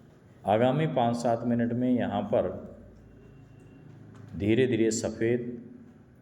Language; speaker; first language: Hindi; native; Hindi